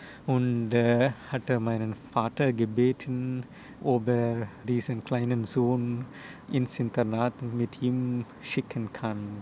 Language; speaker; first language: German; non-native, fluent; Telugu